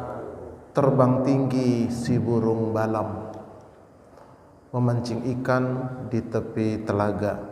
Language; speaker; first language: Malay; non-native, local second language; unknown